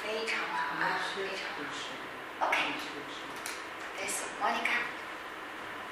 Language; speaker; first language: Italian; non-native, fluent; Chinese